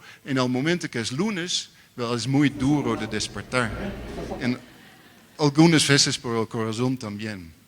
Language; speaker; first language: Spanish; non-native, learner; Dutch